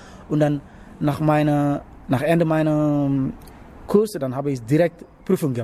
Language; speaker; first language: German; non-native, learner; Wolof